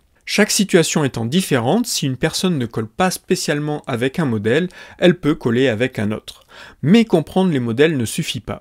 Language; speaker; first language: French; native; French